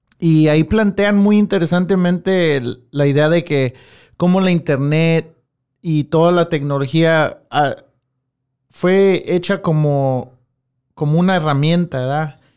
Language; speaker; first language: Spanish; early bilingual, heritage; Spanish